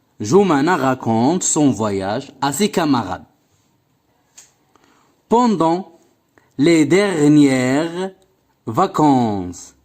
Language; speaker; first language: French; non-native, local second language; Arabic